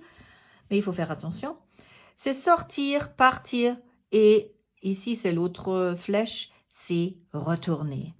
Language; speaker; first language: French; non-native, fluent; German